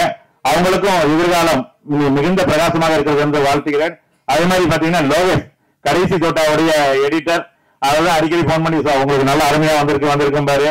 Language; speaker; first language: Tamil; native; Tamil